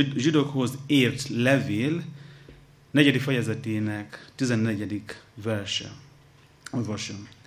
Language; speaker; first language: Hungarian; non-native, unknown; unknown